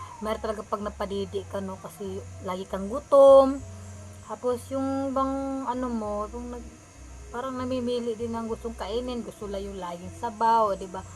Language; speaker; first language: Filipino; non-native, local second language; Cebuano